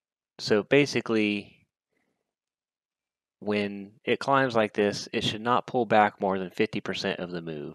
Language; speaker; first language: English; native; English